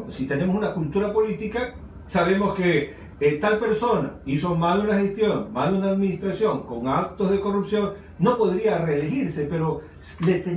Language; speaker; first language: Spanish; native; Spanish